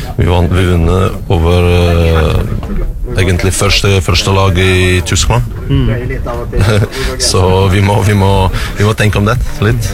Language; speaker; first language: Norwegian; non-native, learner; Russian